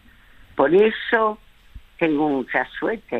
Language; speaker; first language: Spanish; early bilingual, other home language; French